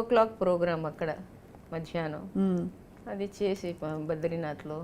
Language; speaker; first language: Telugu; non-native, fluent; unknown